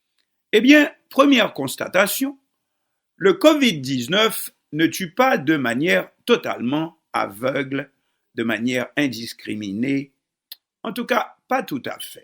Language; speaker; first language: French; non-native, local second language; Haitian Creole